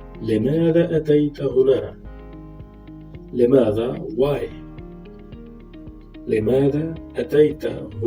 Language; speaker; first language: Arabic; non-native, fluent; Urdu